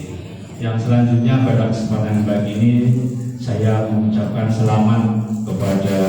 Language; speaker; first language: Indonesian; native; Indonesian